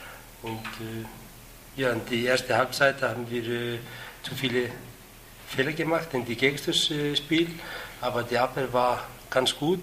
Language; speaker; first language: German; non-native, fluent; Icelandic